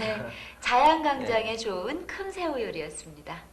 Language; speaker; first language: Korean; native; Korean